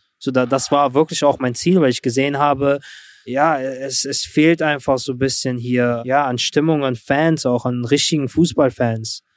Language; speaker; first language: German; early bilingual, other home language; Russian